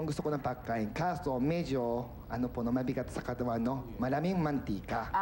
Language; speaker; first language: Filipino; non-native, learner; Japanese